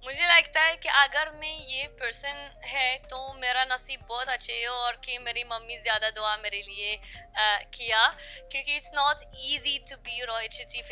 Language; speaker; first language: Hindi; non-native, learner; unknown